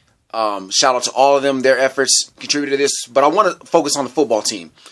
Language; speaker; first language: English; native; English